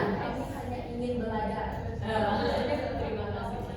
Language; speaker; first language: Indonesian; non-native, learner; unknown